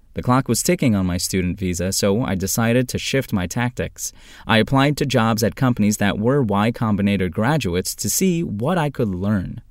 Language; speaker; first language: English; non-native, fluent; Turkish